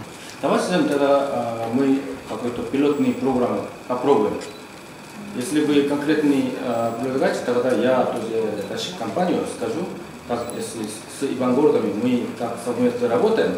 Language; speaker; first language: Russian; non-native, learner; Korean